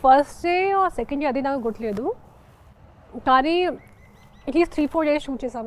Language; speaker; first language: Telugu; non-native, local second language; Hindi